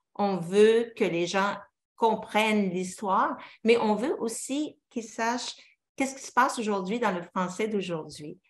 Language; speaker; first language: French; native; French